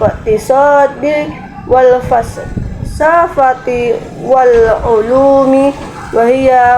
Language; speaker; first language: Arabic; non-native, learner; Indonesian